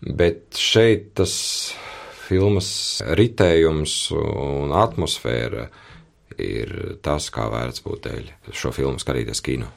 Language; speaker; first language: Latvian; native; Latvian